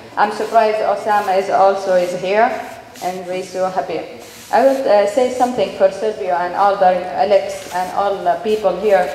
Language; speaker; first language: English; non-native, learner; Arabic